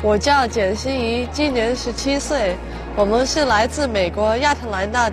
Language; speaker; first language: Chinese; early bilingual, heritage; Chinese